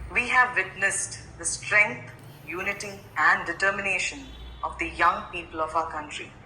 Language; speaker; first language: English; non-native, local second language; Malayalam